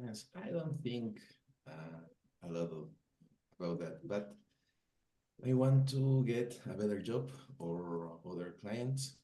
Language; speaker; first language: English; non-native, learner; Spanish